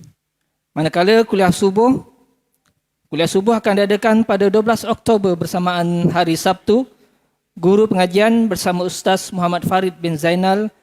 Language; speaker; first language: Malay; native; Malay